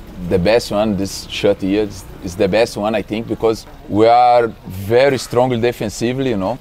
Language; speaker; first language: English; non-native, learner; Portuguese